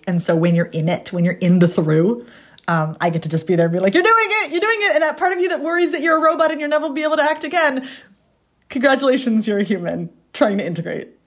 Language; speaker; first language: English; native; English